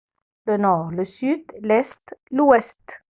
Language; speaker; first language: French; non-native, fluent; Arabic